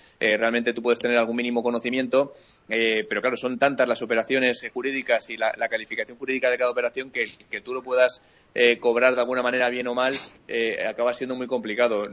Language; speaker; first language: Spanish; native; Spanish